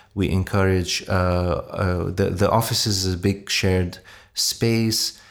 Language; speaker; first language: English; non-native, fluent; Arabic